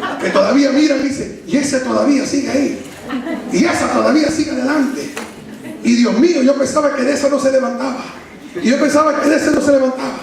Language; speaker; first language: Spanish; native; Spanish